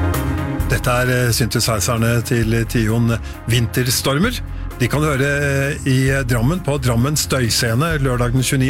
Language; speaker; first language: Norwegian; native; Norwegian